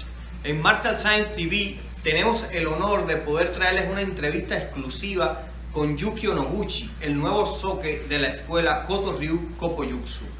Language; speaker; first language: Spanish; native; Spanish